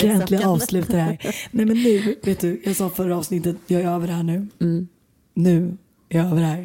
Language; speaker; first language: Swedish; native; Swedish